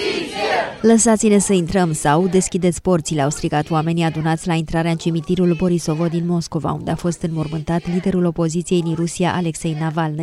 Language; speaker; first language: Romanian; native; Romanian